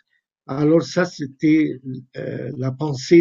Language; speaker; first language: French; non-native, fluent; Arabic